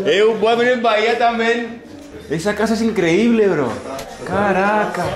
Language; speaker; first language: Portuguese; non-native, learner; Greek